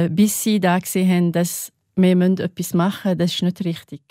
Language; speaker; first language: German; non-native, learner; Arabic